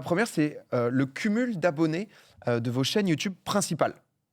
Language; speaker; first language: French; native; French